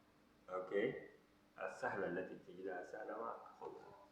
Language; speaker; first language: Arabic; non-native, fluent; Hausa